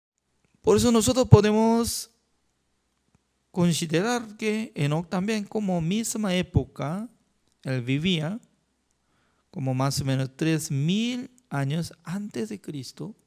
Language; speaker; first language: Spanish; non-native, learner; Korean